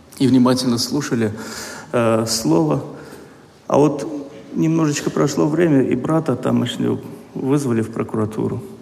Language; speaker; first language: Russian; non-native, local second language; Azerbaijani